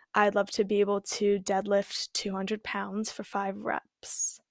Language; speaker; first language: English; native; English